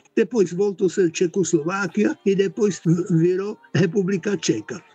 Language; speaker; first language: Portuguese; non-native, fluent; Czech